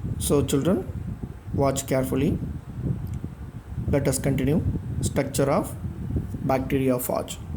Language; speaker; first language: English; non-native, local second language; Tamil